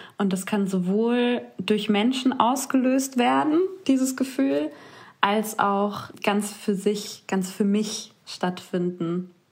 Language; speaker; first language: German; native; German